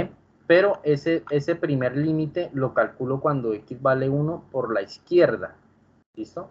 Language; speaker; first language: Spanish; native; Spanish